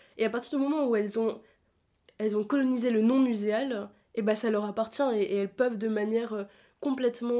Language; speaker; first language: French; native; French